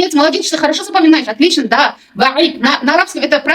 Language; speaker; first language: Russian; non-native, local second language; Kazakh